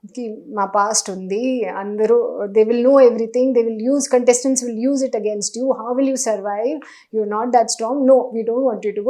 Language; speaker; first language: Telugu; non-native, learner; Hindi